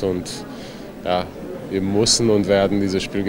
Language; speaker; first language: German; non-native, fluent; Slovenian